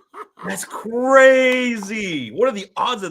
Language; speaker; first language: English; native; English